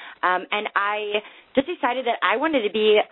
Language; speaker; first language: English; native; English